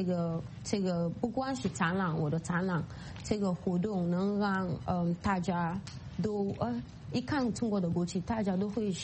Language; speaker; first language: Chinese; non-native, fluent; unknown